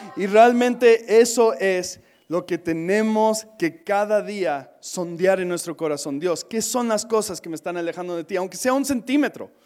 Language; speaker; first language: Spanish; non-native, fluent; English